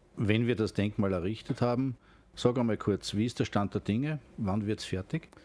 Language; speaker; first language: German; native; German